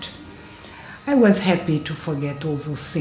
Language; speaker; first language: English; non-native, learner; French